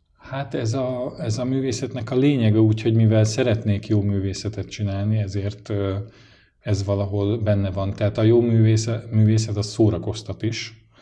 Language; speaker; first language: Hungarian; native; Hungarian